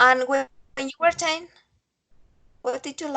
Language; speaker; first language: English; non-native, fluent; Spanish